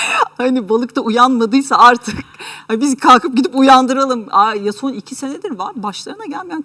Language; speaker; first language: Turkish; native; Turkish